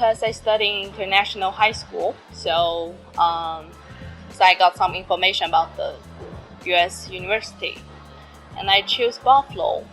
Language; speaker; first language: English; non-native, learner; Chinese